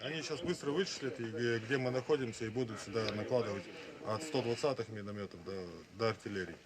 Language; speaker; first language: Russian; native; Russian